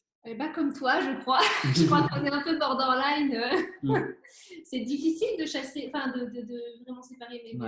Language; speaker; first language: French; native; French